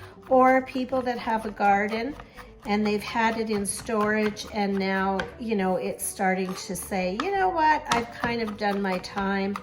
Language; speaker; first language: English; native; English